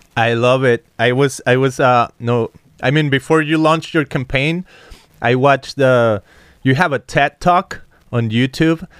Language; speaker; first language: English; non-native, fluent; Spanish